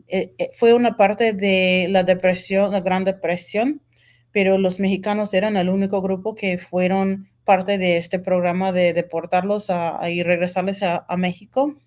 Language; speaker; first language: Spanish; non-native, fluent; English